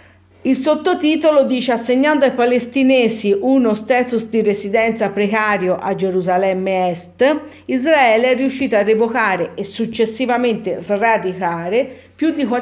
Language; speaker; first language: Italian; native; Italian